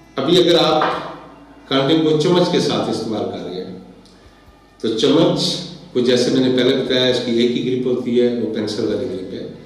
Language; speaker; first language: Urdu; non-native, local second language; Pahari-Potwari